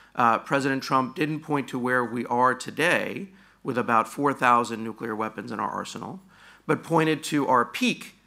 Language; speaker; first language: English; native; English